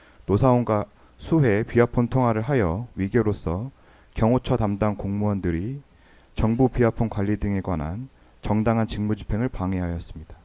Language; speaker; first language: Korean; native; Korean